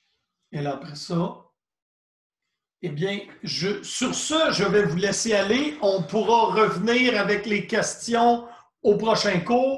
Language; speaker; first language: French; native; French